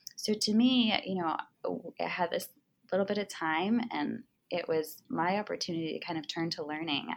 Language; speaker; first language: English; native; English